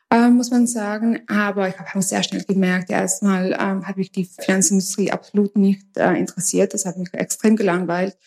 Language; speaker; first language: German; early bilingual, other home language; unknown